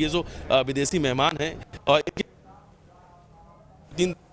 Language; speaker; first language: Hindi; native; Hindi